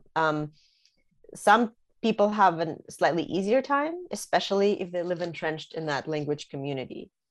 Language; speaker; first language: English; early bilingual, other home language; Russian